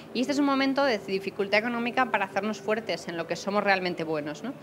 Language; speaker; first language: Spanish; native; Spanish